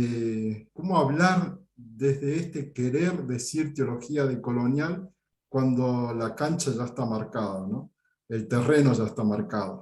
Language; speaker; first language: Spanish; native; Spanish